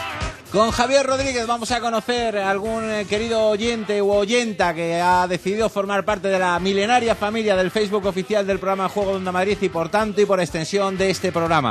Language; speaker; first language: Spanish; native; Spanish